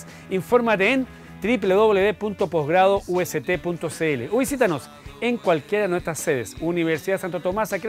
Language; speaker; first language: Spanish; native; Spanish